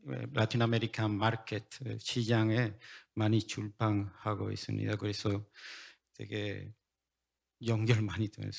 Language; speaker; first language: Korean; non-native, learner; Spanish